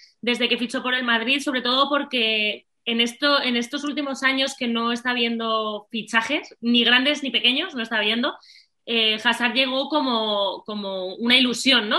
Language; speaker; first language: Spanish; native; Spanish